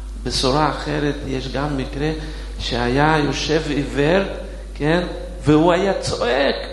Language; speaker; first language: Hebrew; non-native, fluent; Russian